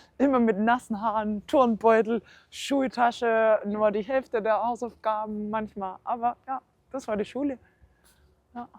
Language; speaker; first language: German; early bilingual, heritage; German